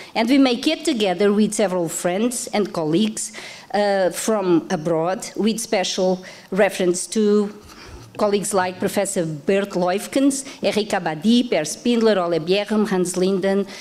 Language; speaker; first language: English; non-native, fluent; Portuguese